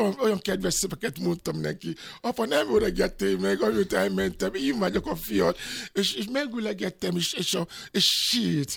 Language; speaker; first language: Hungarian; non-native, learner; Albanian